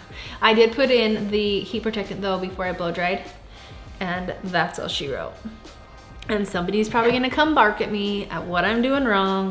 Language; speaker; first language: English; native; English